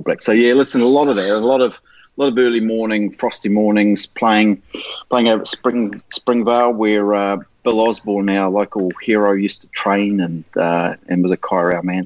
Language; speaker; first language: English; native; English